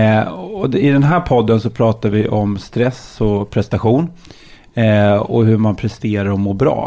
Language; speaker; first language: Swedish; native; Swedish